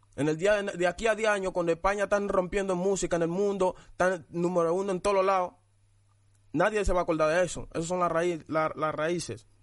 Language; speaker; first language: Spanish; early bilingual, other home language; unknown